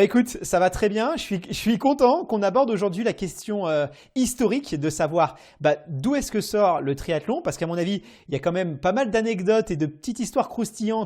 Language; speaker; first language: French; native; French